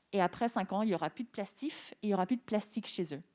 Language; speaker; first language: French; non-native, fluent; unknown